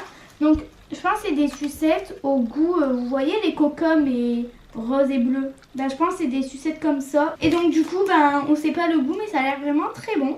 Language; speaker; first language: French; native; French